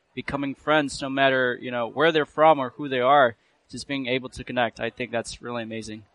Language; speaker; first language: English; early bilingual, other home language; Burmese